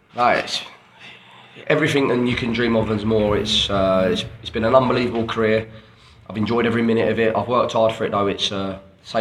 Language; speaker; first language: English; native; English